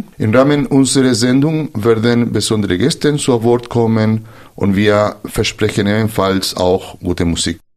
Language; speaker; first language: German; non-native, fluent; Spanish